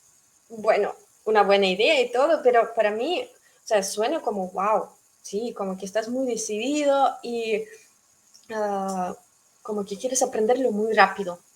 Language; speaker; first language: Spanish; non-native, fluent; Russian